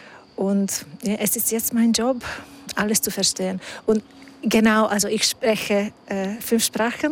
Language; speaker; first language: German; non-native, fluent; Hungarian